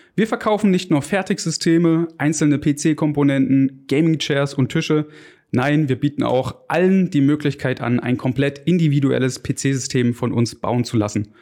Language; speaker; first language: German; native; German